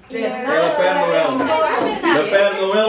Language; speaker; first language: French; non-native, learner; Dutch